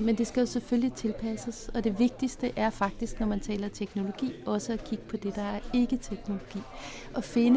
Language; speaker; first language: Danish; native; Danish